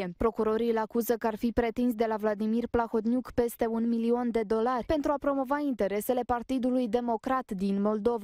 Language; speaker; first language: Romanian; native; Romanian